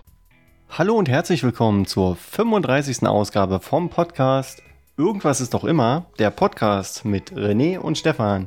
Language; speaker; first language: German; native; German